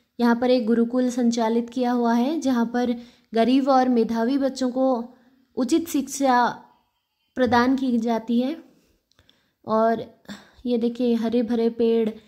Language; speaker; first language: Hindi; native; Hindi